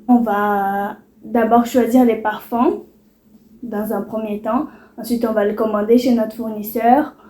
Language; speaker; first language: French; early bilingual, other home language; Portuguese